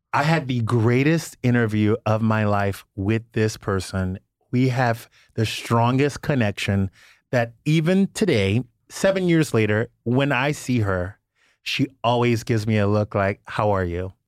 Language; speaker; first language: English; native; English